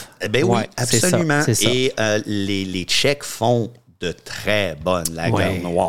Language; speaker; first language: French; native; French